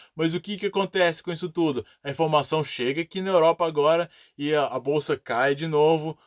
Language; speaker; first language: Portuguese; native; Portuguese